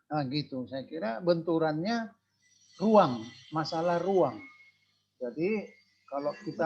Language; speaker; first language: Indonesian; native; Indonesian